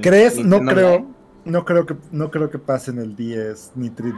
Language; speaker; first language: Spanish; native; Spanish